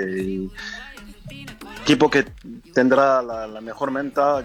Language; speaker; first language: Spanish; non-native, fluent; French